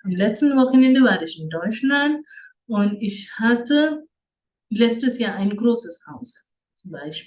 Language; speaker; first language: German; non-native, fluent; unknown